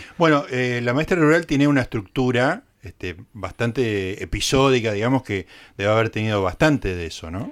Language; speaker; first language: Spanish; native; Spanish